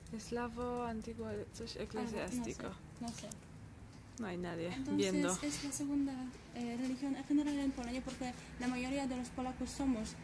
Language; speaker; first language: Spanish; non-native, fluent; Polish